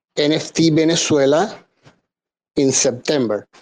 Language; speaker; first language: English; non-native, learner; Spanish